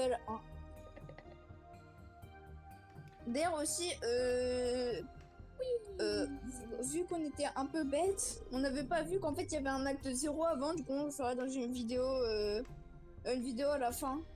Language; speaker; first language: French; native; French